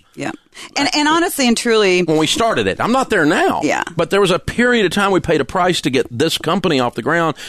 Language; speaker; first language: English; native; English